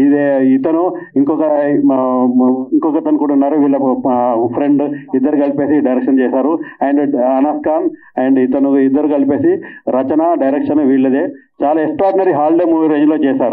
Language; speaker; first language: Telugu; native; Telugu